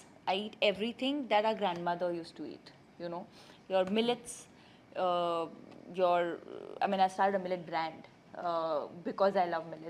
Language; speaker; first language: English; non-native, local second language; Hindi